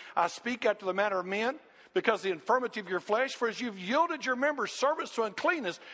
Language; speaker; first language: English; native; English